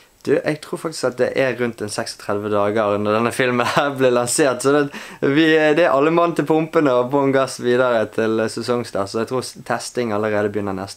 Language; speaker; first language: Norwegian; native; Norwegian